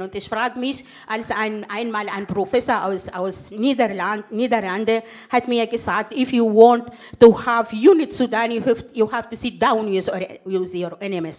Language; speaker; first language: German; non-native, fluent; Arabic